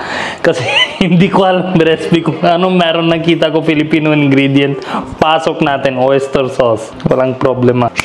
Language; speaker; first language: Filipino; non-native, learner; Punjabi